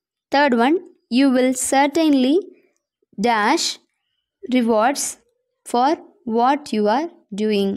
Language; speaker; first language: English; non-native, local second language; Tamil